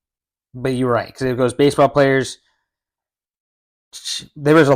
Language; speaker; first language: English; native; English